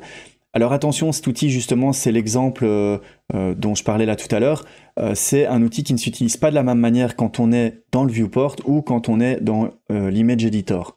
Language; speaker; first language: French; native; French